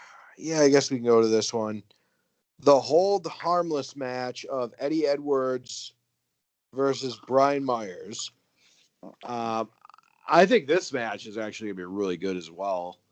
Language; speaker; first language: English; native; English